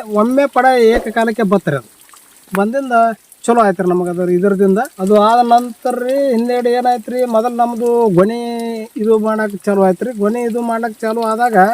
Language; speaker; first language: Kannada; native; Kannada